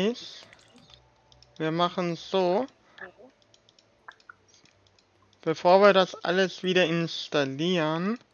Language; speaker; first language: German; native; German